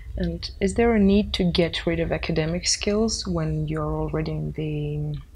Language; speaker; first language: English; non-native, fluent; Armenian